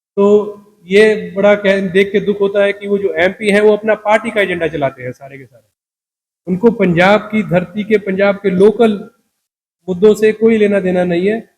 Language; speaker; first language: Hindi; non-native, local second language; Punjabi